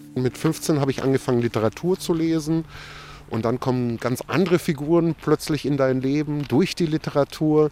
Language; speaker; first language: German; native; German